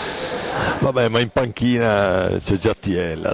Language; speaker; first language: Italian; native; Italian